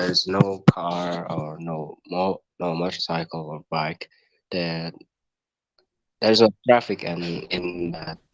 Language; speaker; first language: English; non-native, learner; Indonesian